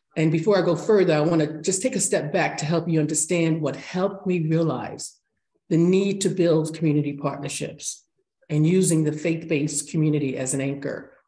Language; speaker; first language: English; native; English